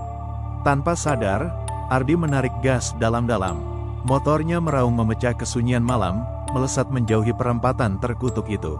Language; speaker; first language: Indonesian; native; Indonesian